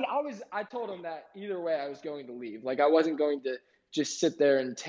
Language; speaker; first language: English; native; English